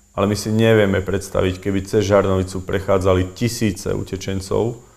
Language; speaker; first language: Slovak; native; Slovak